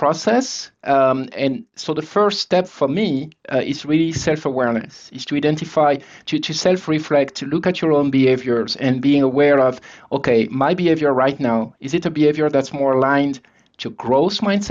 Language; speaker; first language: English; non-native, fluent; French